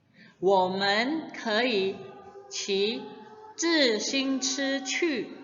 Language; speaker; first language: Chinese; non-native, fluent; Indonesian